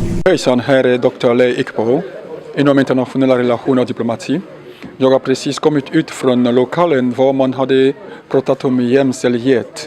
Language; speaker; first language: Swedish; non-native, fluent; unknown